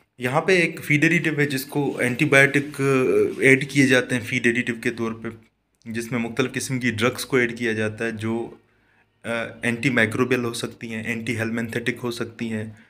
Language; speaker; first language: Urdu; non-native, local second language; Sindhi